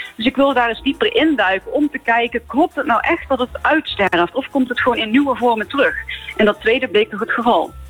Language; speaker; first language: Dutch; native; Dutch